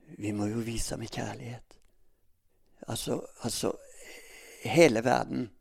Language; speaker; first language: Norwegian; native; Norwegian